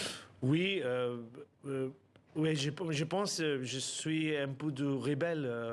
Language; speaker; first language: French; non-native, learner; Urdu